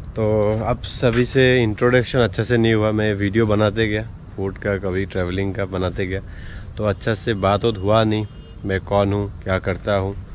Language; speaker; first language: Hindi; non-native, local second language; Assamese